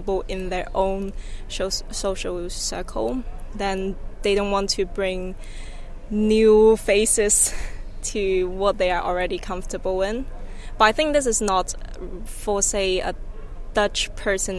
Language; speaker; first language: English; non-native, local second language; Cantonese